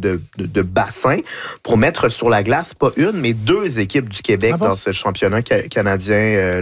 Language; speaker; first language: French; native; French